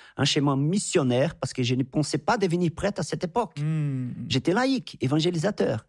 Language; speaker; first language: French; non-native, fluent; Portuguese